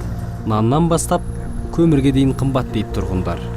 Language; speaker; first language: Kazakh; native; Kazakh